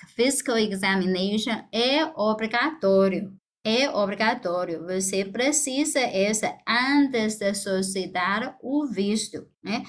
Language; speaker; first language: Portuguese; non-native, fluent; Chinese